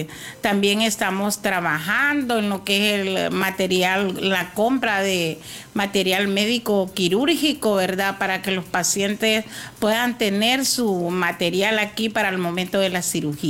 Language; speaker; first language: Spanish; native; Spanish